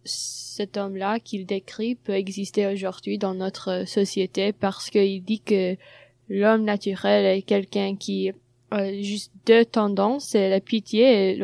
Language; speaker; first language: French; non-native, fluent; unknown